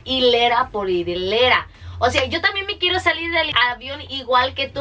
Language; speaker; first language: Spanish; early bilingual, heritage; Spanish